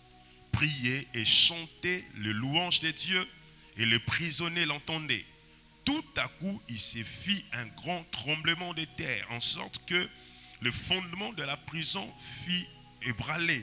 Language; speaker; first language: French; non-native, local second language; Lingala